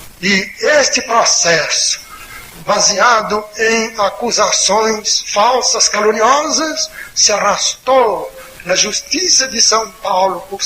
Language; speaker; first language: Portuguese; native; Portuguese